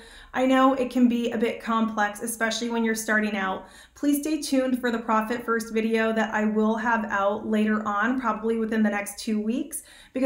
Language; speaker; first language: English; native; English